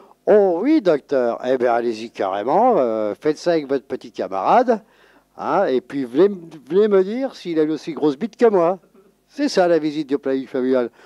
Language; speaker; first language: French; native; French